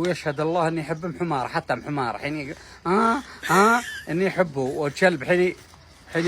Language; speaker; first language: Arabic; native; Arabic